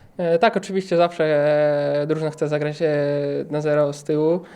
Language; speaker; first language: Polish; non-native, fluent; Russian